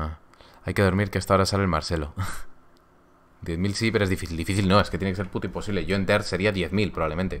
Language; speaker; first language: Spanish; native; Spanish